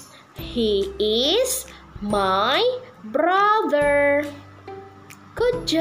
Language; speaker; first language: English; non-native, learner; Indonesian